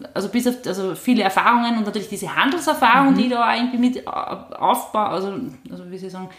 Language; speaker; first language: German; native; German